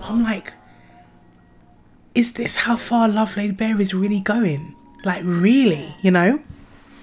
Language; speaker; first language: English; native; English